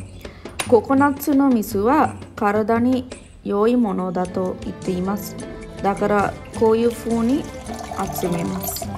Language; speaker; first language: Japanese; non-native, learner; Sinhala